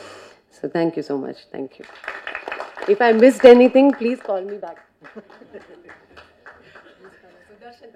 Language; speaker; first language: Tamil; non-native, fluent; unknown